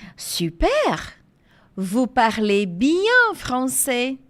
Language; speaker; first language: French; non-native, fluent; Portuguese